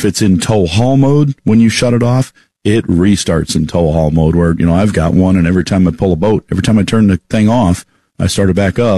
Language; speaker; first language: English; native; English